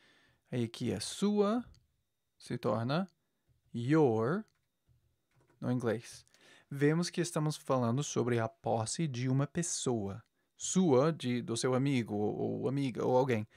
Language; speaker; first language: Portuguese; non-native, fluent; English